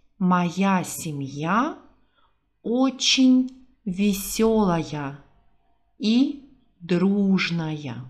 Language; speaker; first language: Russian; non-native, fluent; Portuguese